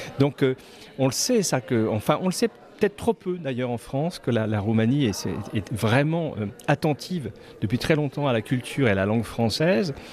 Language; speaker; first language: French; native; French